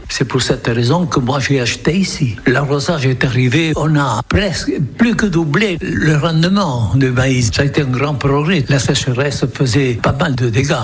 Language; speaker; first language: French; non-native, local second language; Occitan